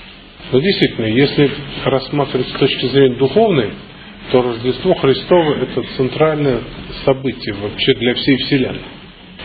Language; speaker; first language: Russian; native; Russian